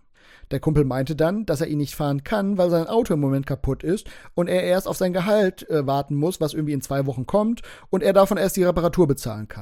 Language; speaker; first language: German; native; German